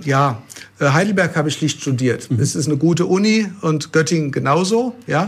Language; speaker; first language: German; native; German